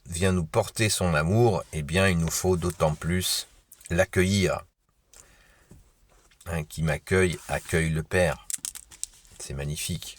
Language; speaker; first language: French; native; French